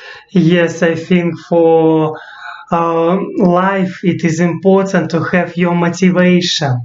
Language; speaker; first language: English; non-native, learner; Russian